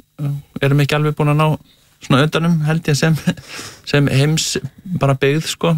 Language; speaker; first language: Icelandic; native; Icelandic